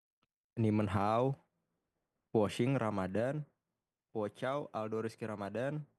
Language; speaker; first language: Chinese; non-native, learner; Indonesian